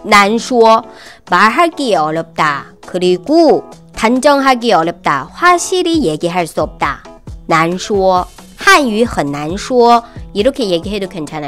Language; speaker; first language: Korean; non-native, fluent; Chinese